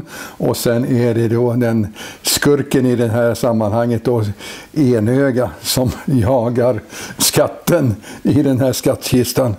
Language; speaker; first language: Swedish; native; Swedish